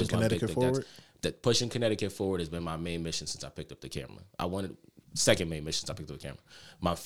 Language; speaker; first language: English; native; English